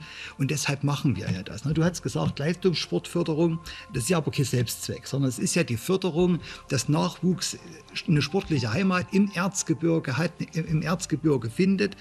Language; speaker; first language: German; native; German